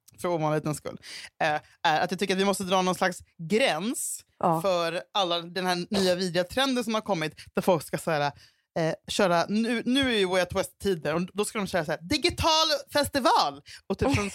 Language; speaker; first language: Swedish; native; Swedish